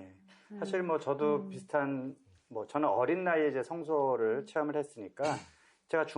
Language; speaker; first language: Korean; native; Korean